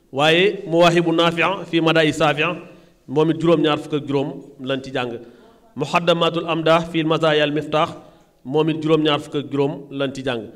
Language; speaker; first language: Wolof; native; Wolof